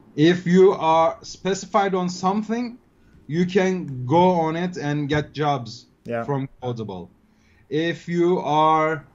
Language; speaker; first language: English; non-native, fluent; Turkish